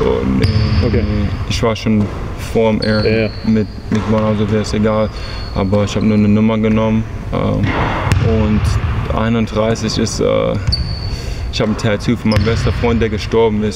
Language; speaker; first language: German; early bilingual, heritage; English